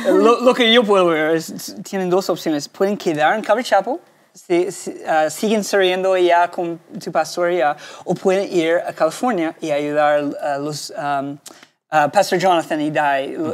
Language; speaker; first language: Spanish; non-native, fluent; English